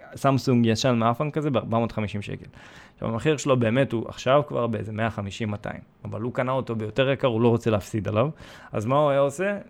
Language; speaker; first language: Hebrew; early bilingual, other home language; Russian